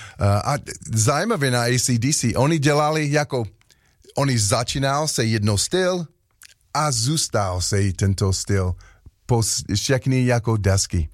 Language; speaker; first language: Czech; non-native, learner; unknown